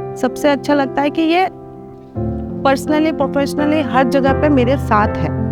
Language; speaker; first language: Hindi; non-native, local second language; Assamese